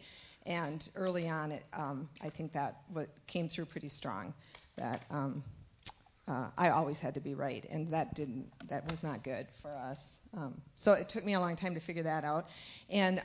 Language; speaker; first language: English; native; English